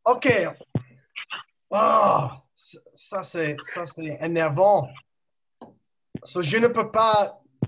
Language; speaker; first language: French; non-native, learner; English